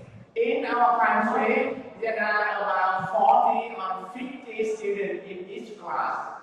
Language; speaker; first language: English; non-native, learner; Vietnamese